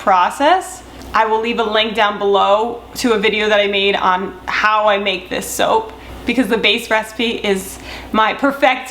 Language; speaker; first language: English; native; English